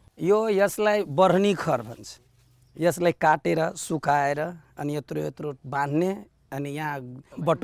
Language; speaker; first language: Nepali; non-native, local second language; Maithili